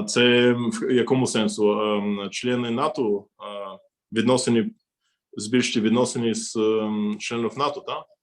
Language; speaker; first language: Ukrainian; non-native, fluent; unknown